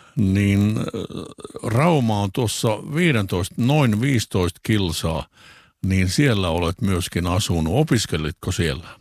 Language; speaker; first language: Finnish; native; Finnish